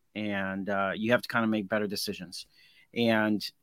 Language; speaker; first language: English; native; English